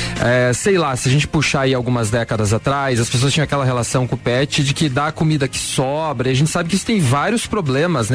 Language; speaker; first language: Portuguese; native; Portuguese